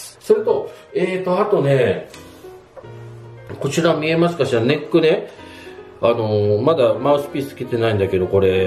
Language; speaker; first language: Japanese; native; Japanese